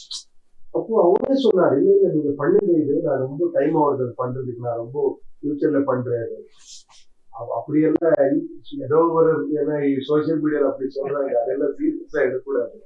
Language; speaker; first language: Tamil; non-native, learner; Kannada